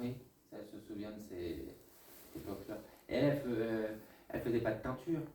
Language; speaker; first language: French; native; French